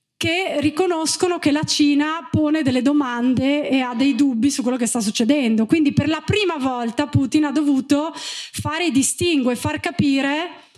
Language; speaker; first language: Italian; native; Italian